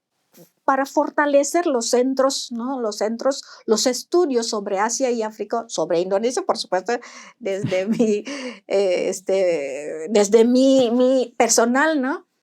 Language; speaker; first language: Spanish; non-native, fluent; Indonesian